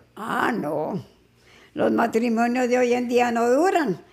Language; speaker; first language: Spanish; native; Spanish